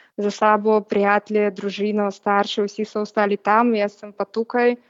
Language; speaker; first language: Slovenian; non-native, fluent; Belarusian